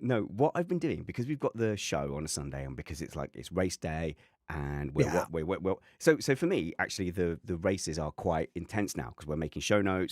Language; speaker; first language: English; native; English